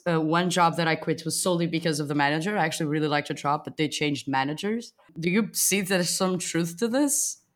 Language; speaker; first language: English; non-native, fluent; Portuguese